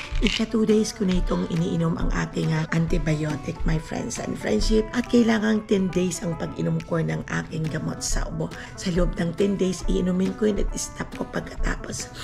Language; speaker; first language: Filipino; non-native, local second language; Cebuano